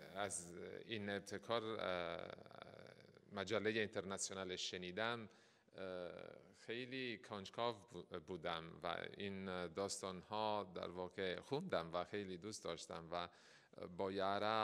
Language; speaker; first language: Persian; non-native, fluent; Italian